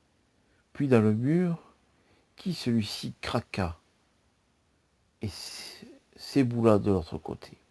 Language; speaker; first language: French; native; French